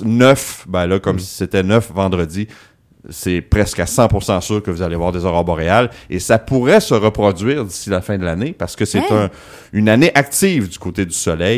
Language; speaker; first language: French; native; French